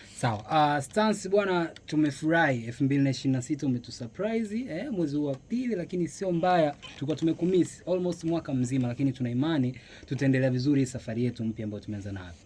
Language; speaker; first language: Swahili; native; Swahili